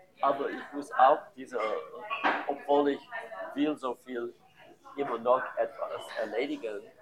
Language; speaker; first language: German; non-native, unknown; English